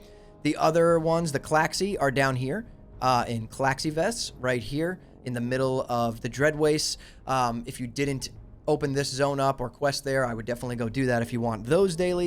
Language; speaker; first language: English; native; English